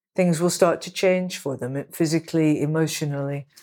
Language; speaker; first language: English; native; English